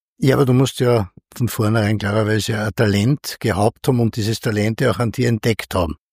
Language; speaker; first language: German; native; German